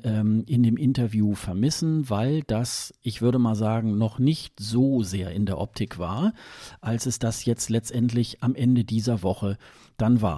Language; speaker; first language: German; native; German